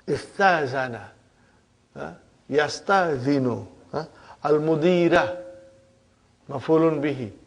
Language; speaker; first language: Arabic; non-native, fluent; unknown